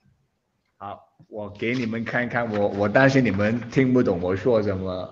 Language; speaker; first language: Chinese; non-native, local second language; Cantonese